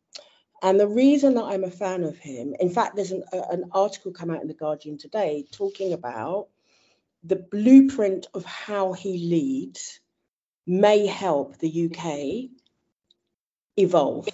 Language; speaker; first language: English; native; English